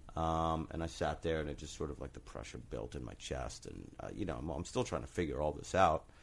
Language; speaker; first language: English; native; English